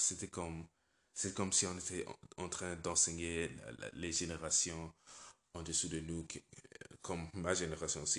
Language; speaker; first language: French; non-native, learner; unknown